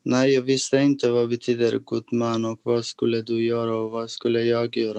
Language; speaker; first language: Swedish; non-native, fluent; Persian